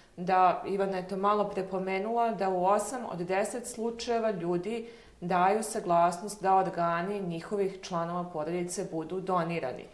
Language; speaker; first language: Serbian; native; Serbian